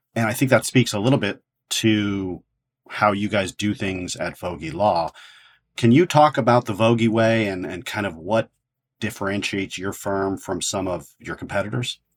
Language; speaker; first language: English; native; English